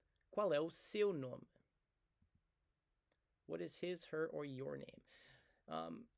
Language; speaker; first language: Portuguese; native; Portuguese